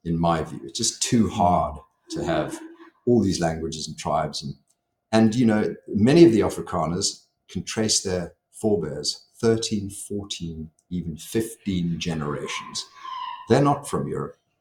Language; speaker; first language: English; native; English